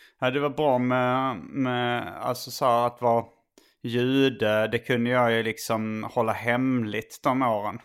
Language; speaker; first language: Swedish; native; Swedish